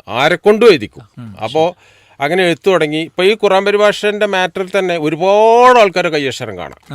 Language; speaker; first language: Malayalam; native; Malayalam